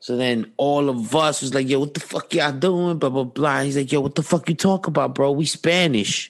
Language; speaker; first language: English; early bilingual, other home language; Spanish